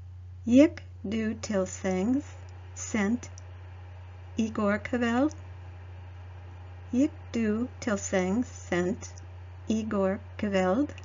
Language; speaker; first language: Norwegian; non-native, learner; English